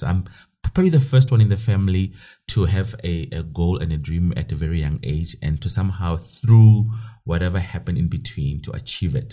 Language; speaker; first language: English; non-native, local second language; Southern Sotho